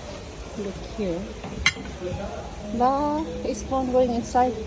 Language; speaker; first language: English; non-native, learner; Nepali